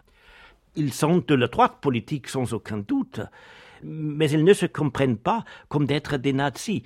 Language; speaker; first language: French; non-native, fluent; German